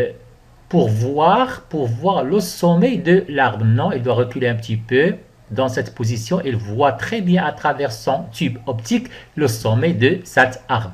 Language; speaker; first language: French; non-native, local second language; Arabic